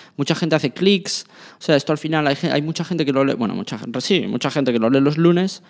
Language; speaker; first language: Spanish; native; Spanish